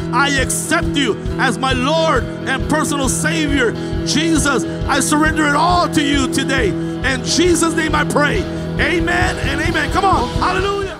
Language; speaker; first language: English; early bilingual, other home language; Spanish